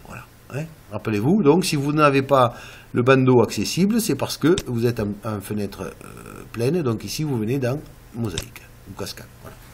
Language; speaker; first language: French; native; French